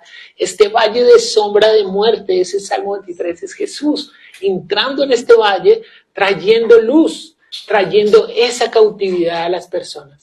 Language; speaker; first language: Spanish; native; Spanish